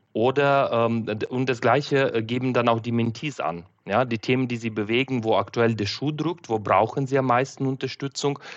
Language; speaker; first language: German; non-native, fluent; Ukrainian